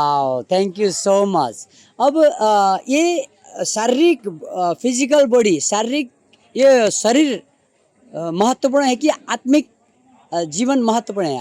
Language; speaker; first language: Hindi; non-native, learner; Nepali